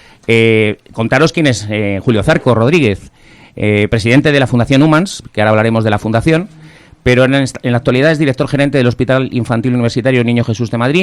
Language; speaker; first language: Spanish; native; Spanish